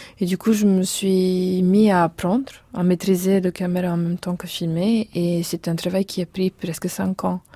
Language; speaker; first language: French; non-native, fluent; Serbian